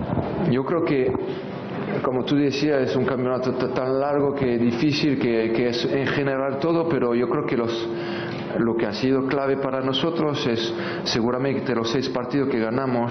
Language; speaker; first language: Spanish; non-native, fluent; French